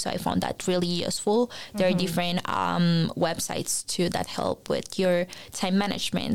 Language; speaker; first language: English; non-native, fluent; Spanish